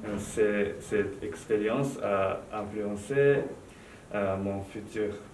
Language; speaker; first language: French; non-native, learner; Japanese